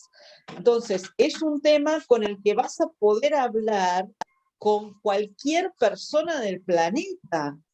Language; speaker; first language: Spanish; native; Spanish